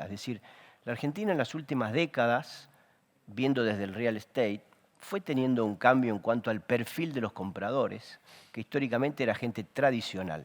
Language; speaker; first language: Spanish; native; Spanish